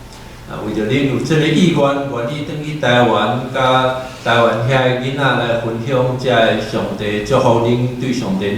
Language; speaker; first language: Chinese; native; Chinese